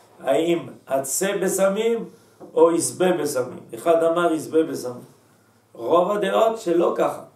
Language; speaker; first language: Hebrew; native; Hebrew